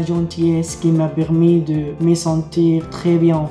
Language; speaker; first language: French; non-native, learner; Arabic